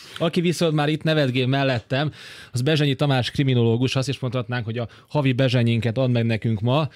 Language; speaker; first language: Hungarian; native; Hungarian